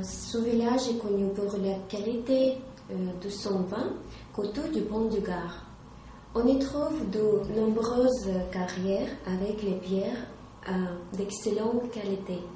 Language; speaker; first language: French; non-native, learner; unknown